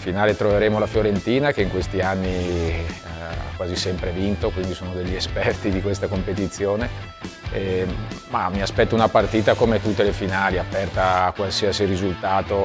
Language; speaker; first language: Italian; native; Italian